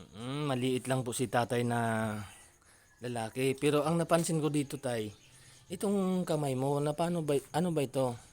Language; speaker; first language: Filipino; non-native, local second language; Cebuano